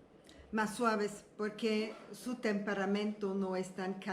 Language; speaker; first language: Spanish; non-native, learner; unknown